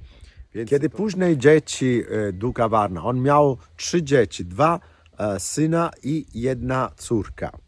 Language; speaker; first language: Polish; non-native, fluent; Italian